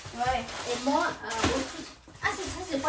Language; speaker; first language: French; non-native, learner; Vietnamese